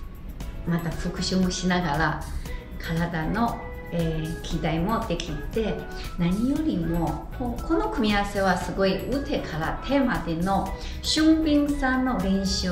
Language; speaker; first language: Japanese; non-native, fluent; Chinese